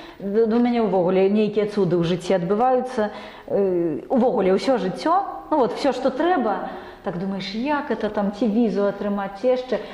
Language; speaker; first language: Belarusian; non-native, local second language; Russian